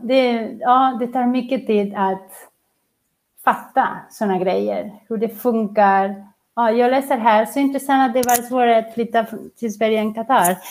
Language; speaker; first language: Swedish; non-native, fluent; Catalan